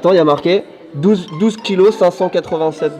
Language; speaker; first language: French; native; French